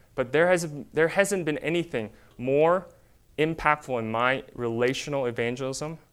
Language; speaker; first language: English; early bilingual, other home language; Korean